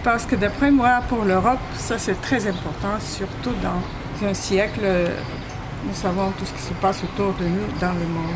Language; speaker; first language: French; non-native, fluent; Bulgarian